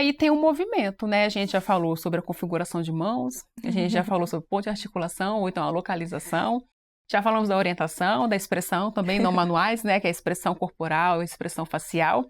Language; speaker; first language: Portuguese; native; Portuguese